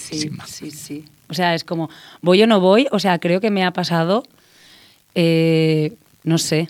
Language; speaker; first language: Spanish; native; Spanish